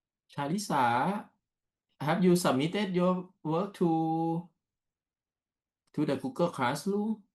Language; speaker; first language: English; non-native, learner; Thai